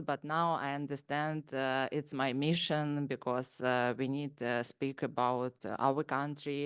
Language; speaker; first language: English; non-native, learner; Ukrainian